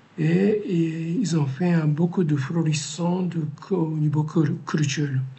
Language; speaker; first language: French; non-native, learner; Japanese